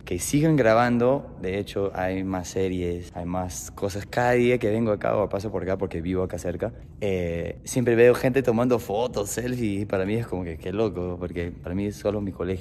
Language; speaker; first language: Spanish; non-native, fluent; English